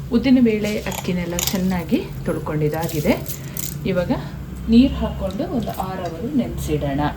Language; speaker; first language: Kannada; non-native, local second language; Kodava